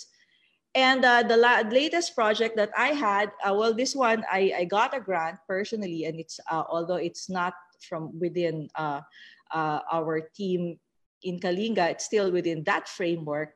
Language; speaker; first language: English; non-native, local second language; Filipino